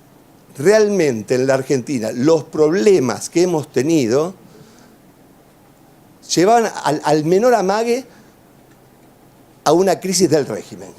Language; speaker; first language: Spanish; native; Spanish